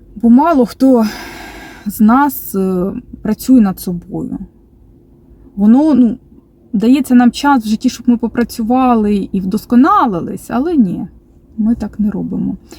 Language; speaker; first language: Ukrainian; non-native, local second language; Russian